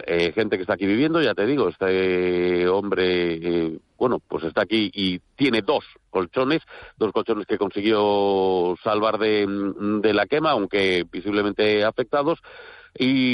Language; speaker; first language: Spanish; native; Spanish